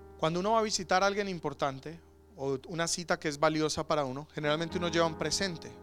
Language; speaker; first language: Spanish; native; Spanish